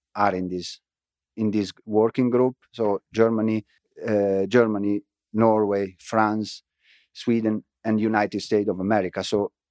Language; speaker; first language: English; non-native, fluent; Italian